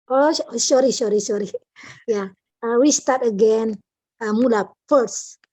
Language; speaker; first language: English; non-native, learner; Indonesian